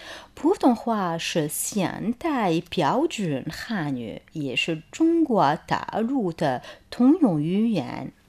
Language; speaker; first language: Chinese; non-native, fluent; Arabic